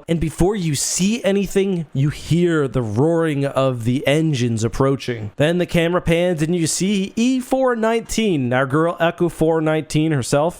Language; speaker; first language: English; native; English